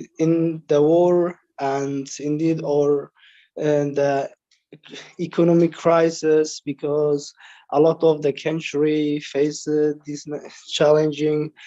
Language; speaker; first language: English; non-native, learner; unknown